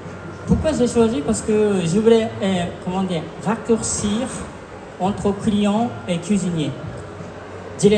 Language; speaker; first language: French; non-native, fluent; Japanese